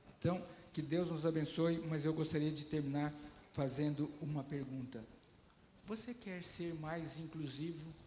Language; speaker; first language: Portuguese; native; Portuguese